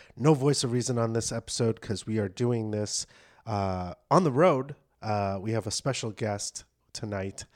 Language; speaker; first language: English; native; English